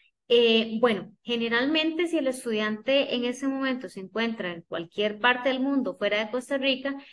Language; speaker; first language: Spanish; native; Spanish